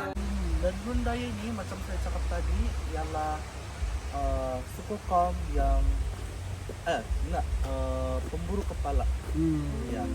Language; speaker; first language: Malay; non-native, local second language; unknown